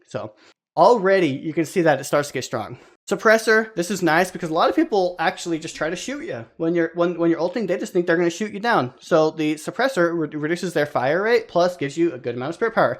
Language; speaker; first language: English; native; English